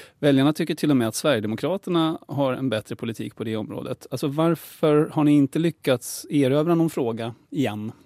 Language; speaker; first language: Swedish; native; Swedish